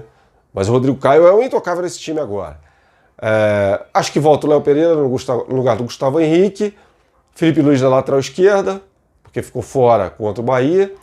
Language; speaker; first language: Portuguese; native; Portuguese